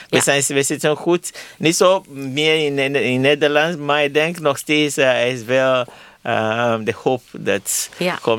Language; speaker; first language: Dutch; non-native, learner; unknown